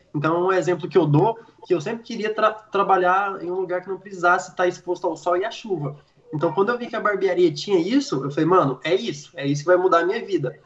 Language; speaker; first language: Portuguese; native; Portuguese